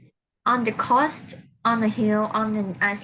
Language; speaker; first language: English; non-native, learner; Vietnamese